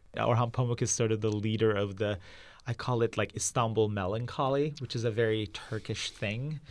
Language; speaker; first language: English; non-native, fluent; Turkish